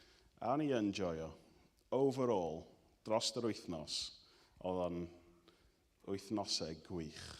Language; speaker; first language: Welsh; native; Welsh